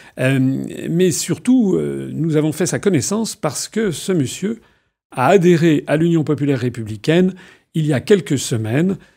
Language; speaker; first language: French; native; French